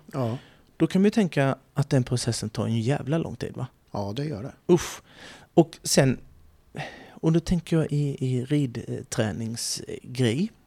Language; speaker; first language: Swedish; native; Swedish